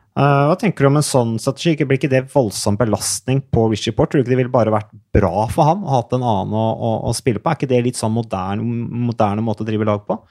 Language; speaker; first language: Norwegian; native; Norwegian